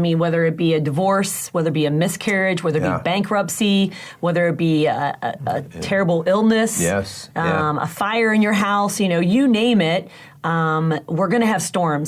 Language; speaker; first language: English; native; English